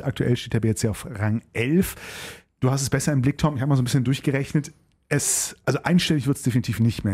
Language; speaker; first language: German; native; German